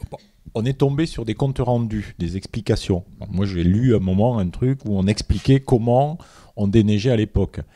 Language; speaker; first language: French; native; French